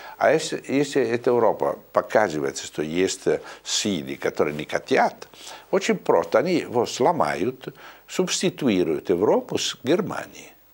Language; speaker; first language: Russian; non-native, fluent; Italian